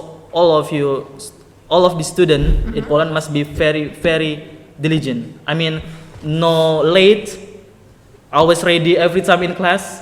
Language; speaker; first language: English; non-native, learner; Indonesian